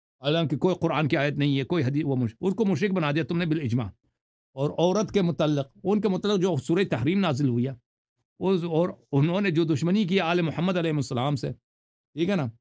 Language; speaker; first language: Urdu; non-native, fluent; Persian